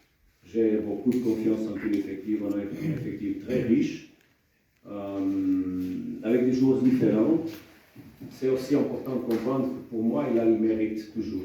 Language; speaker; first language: French; non-native, fluent; Portuguese